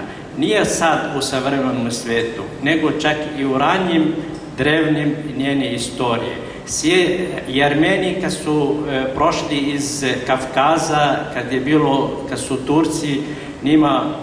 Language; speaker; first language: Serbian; non-native, fluent; Arabic